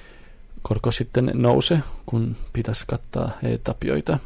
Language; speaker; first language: Finnish; non-native, fluent; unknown